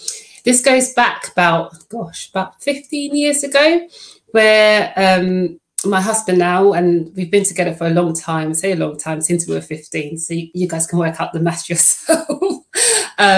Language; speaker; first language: English; non-native, fluent; Dutch